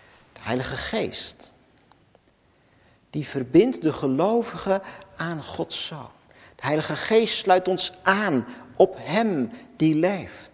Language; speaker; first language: Dutch; native; Dutch